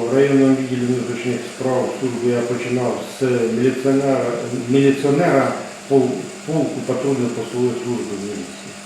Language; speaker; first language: Ukrainian; native; Ukrainian